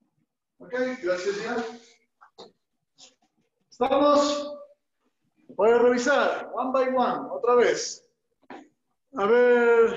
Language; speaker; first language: Spanish; native; Spanish